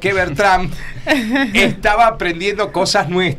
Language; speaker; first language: Spanish; native; Spanish